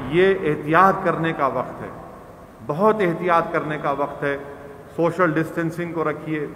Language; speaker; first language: Hindi; non-native, local second language; Urdu